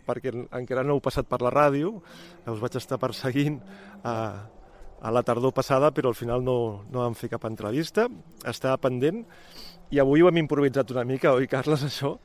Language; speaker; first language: Catalan; native; Catalan